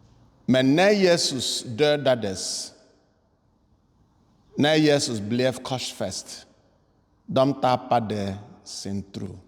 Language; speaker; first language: Swedish; non-native, fluent; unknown